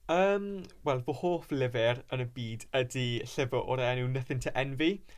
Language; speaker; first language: Welsh; non-native, local second language; English